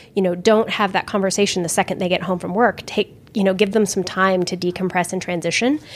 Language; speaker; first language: English; native; English